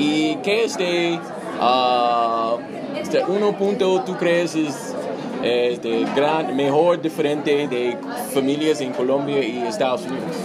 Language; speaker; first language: Spanish; non-native, learner; English